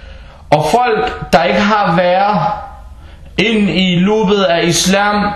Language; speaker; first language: Danish; early bilingual, other home language; Arabic